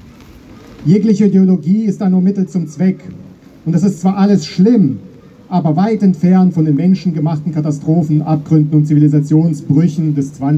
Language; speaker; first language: German; native; German